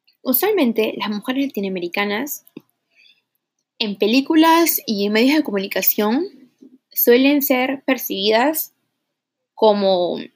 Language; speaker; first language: Spanish; early bilingual, heritage; Spanish